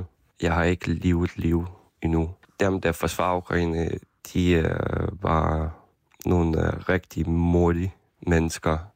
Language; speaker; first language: Danish; non-native, fluent; Ukrainian